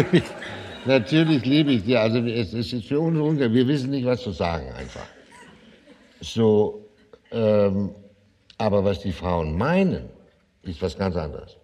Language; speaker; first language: German; non-native, fluent; Danish